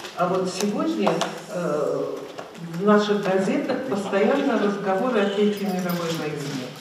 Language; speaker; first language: Russian; native; Russian